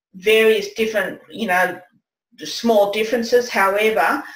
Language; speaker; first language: English; native; English